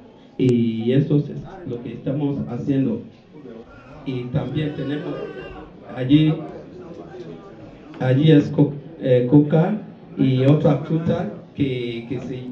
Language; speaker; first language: Spanish; non-native, learner; Bini